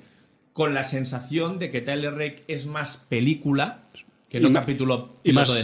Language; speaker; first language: Spanish; native; Spanish